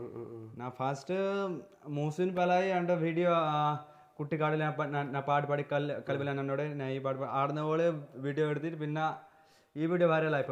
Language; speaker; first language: Malayalam; non-native, local second language; Bangla